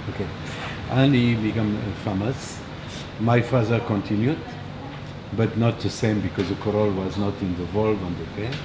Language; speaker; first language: English; non-native, learner; French